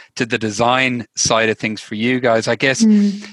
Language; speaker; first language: English; native; English